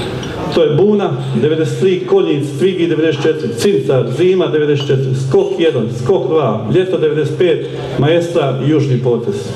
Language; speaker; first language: Croatian; native; Croatian